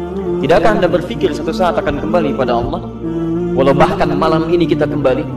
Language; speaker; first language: Indonesian; native; Indonesian